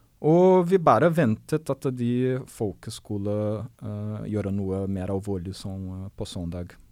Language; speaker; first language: Norwegian; non-native, fluent; Portuguese